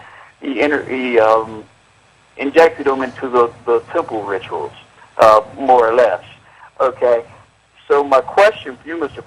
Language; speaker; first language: English; native; English